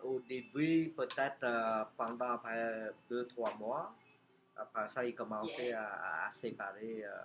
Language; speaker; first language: French; non-native, fluent; Khmer